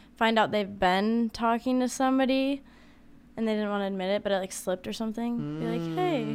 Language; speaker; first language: English; native; English